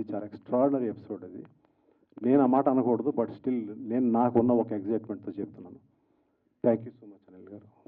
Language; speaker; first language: Telugu; native; Telugu